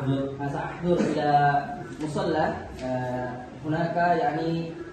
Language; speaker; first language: Arabic; non-native, learner; Indonesian